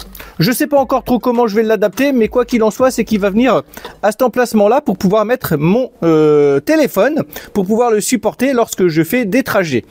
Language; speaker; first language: French; native; French